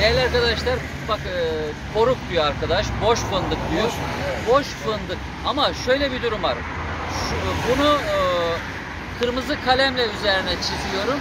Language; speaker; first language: Turkish; native; Turkish